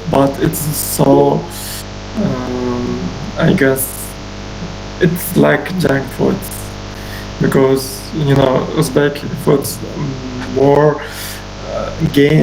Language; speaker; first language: English; non-native, learner; Uzbek